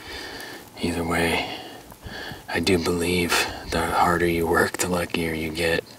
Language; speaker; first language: English; native; English